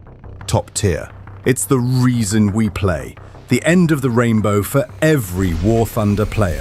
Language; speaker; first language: English; native; English